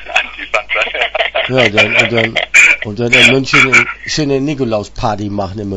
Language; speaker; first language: German; native; German